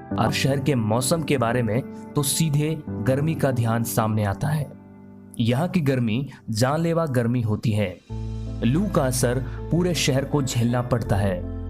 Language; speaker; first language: Hindi; native; Hindi